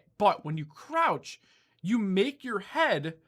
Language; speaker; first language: English; native; English